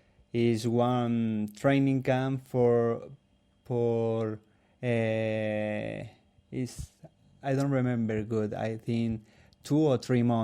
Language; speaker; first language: English; non-native, learner; Spanish